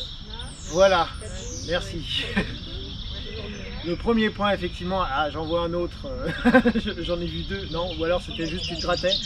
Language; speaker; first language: French; native; French